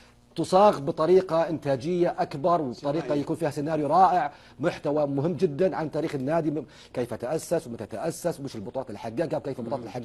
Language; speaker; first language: Arabic; native; Arabic